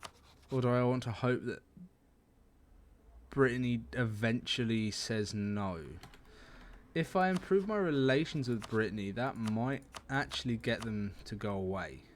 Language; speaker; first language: English; native; English